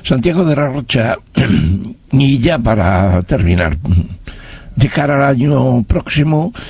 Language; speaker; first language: Spanish; native; Spanish